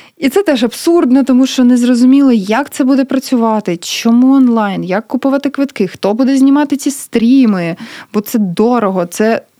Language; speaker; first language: Ukrainian; native; Ukrainian